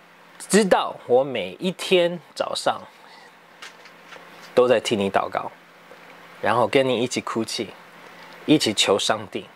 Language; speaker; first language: Chinese; early bilingual, heritage; English